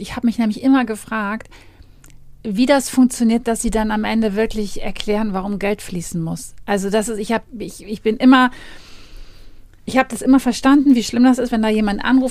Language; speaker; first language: German; native; German